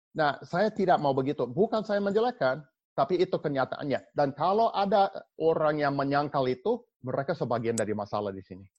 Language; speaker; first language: Indonesian; non-native, fluent; English